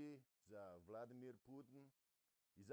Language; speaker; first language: Russian; non-native, learner; English